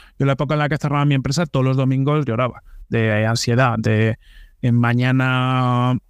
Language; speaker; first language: Spanish; native; Spanish